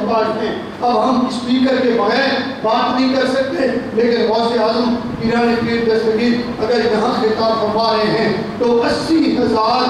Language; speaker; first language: Urdu; non-native, local second language; Punjabi